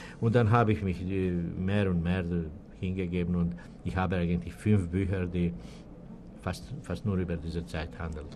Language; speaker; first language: German; non-native, fluent; Serbian